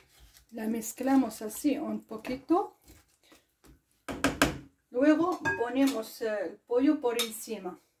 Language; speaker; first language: Spanish; non-native, fluent; Arabic